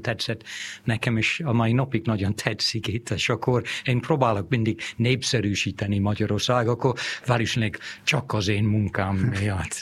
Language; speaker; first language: Hungarian; non-native, fluent; English